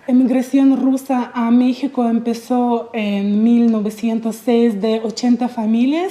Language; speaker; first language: Spanish; non-native, fluent; Russian